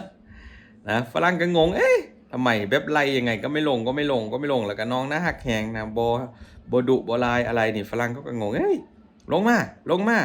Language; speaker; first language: Thai; non-native, local second language; Lao